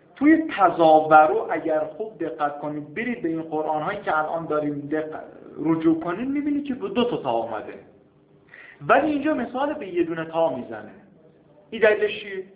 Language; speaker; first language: Persian; native; Persian